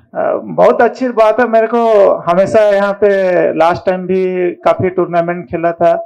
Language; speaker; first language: Hindi; non-native, local second language; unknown